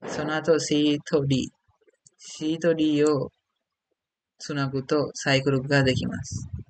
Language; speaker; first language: Japanese; non-native, learner; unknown